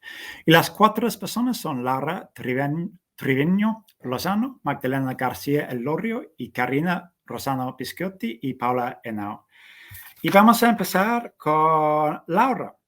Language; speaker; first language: Spanish; non-native, fluent; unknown